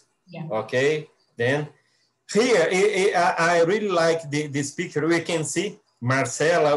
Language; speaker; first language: English; non-native, learner; Portuguese